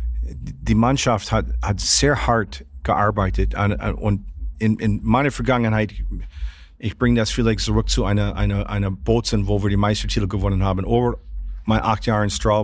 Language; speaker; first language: German; non-native, fluent; English